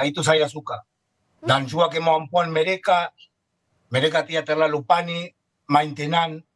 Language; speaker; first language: Indonesian; non-native, fluent; Spanish